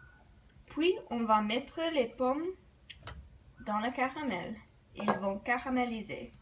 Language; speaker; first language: French; non-native, learner; English